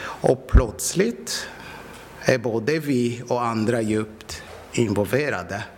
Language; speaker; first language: Swedish; non-native, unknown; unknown